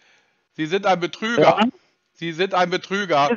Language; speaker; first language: German; native; German